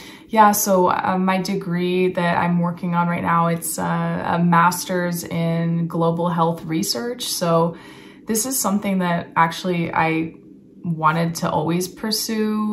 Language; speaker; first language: English; native; English